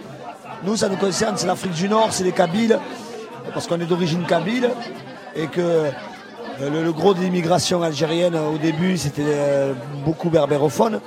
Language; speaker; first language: French; native; French